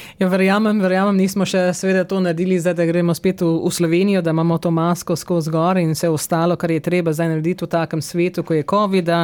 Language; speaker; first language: Slovenian; early bilingual, heritage; Slovenian